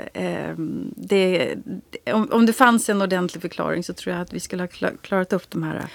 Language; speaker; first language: Swedish; native; Swedish